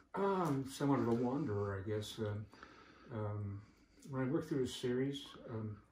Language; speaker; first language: English; native; English